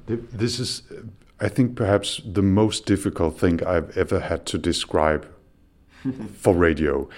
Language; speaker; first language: English; non-native, fluent; Danish